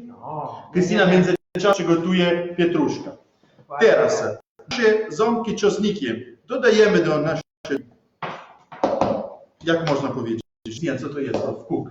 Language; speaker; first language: Polish; non-native, learner; Italian